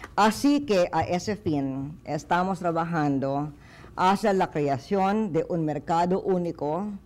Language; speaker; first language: Spanish; non-native, fluent; Filipino